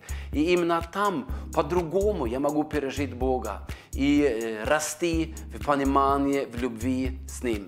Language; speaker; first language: Russian; non-native, fluent; Norwegian